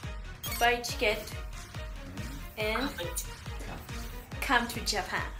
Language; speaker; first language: English; non-native, learner; Japanese